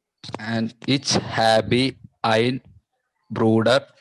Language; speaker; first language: German; non-native, learner; Malayalam